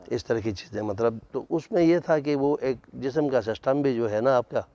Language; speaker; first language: Urdu; non-native, local second language; Shina